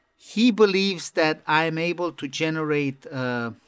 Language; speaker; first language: English; non-native, fluent; Romanian